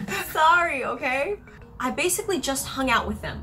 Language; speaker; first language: English; early bilingual, other home language; Japanese